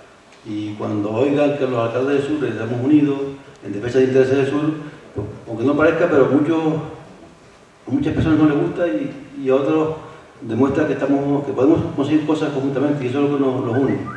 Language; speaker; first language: Spanish; native; Spanish